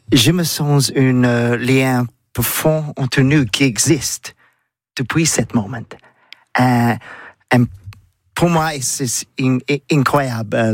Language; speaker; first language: French; non-native, learner; English